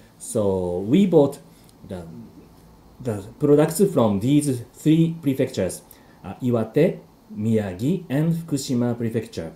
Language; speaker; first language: English; non-native, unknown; Japanese